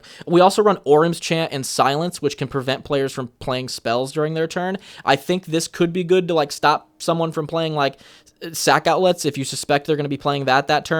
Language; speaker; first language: English; native; English